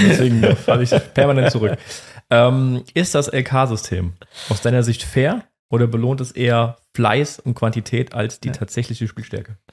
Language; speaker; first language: German; native; German